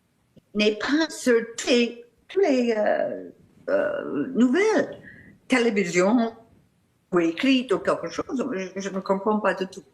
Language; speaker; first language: French; non-native, fluent; English